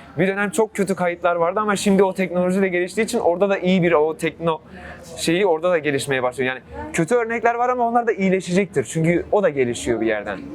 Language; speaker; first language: Turkish; non-native, local second language; Kurdish